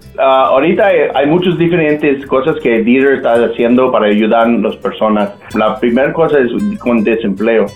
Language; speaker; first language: Spanish; non-native, local second language; English